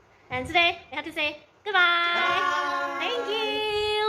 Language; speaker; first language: English; non-native, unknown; Thai